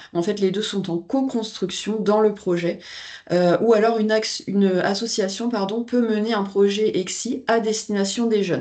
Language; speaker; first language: French; native; French